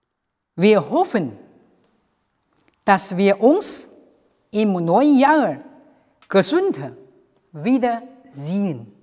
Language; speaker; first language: German; non-native, learner; Chinese